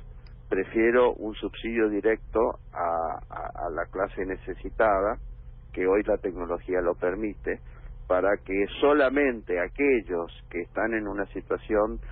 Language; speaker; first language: Spanish; native; Spanish